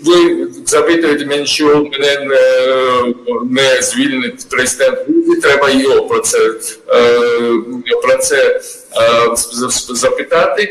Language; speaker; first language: Ukrainian; non-native, fluent; Georgian